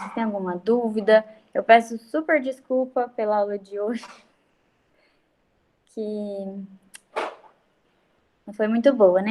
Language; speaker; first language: Portuguese; native; Portuguese